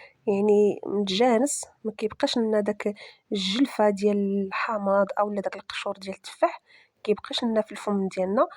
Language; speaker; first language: Arabic; native; Arabic